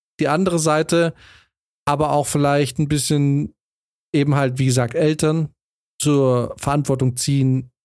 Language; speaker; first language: German; native; German